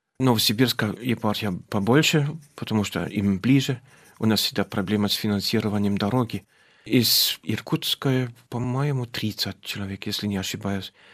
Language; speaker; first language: Russian; non-native, fluent; German